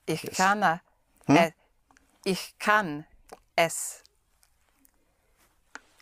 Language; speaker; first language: German; non-native, learner; English